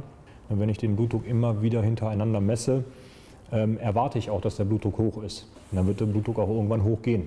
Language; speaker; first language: German; native; German